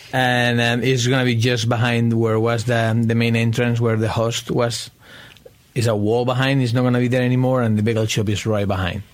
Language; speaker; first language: English; non-native, fluent; Spanish